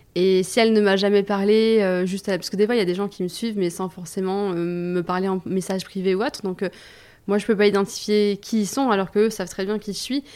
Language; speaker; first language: French; native; French